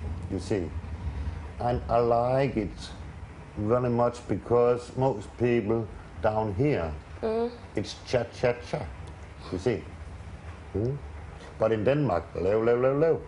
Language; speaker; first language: English; non-native, learner; Danish